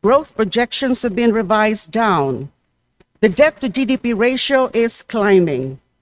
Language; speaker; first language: English; non-native, local second language; Filipino